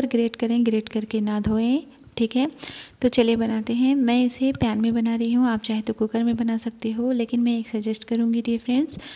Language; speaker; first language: Hindi; non-native, local second language; Urdu